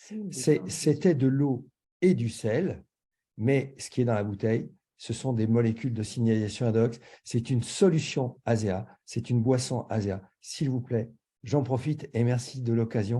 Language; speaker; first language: French; native; French